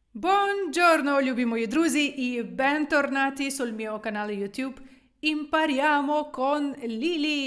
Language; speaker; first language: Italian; non-native, fluent; Ukrainian